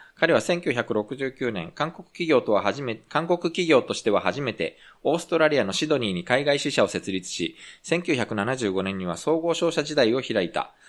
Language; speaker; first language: Japanese; native; Japanese